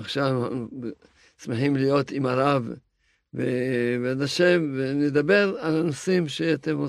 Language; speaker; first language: Hebrew; non-native, fluent; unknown